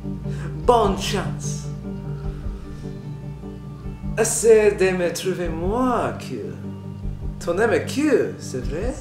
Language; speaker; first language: French; non-native, learner; English